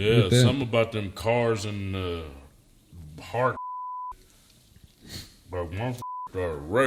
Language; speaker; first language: English; native; English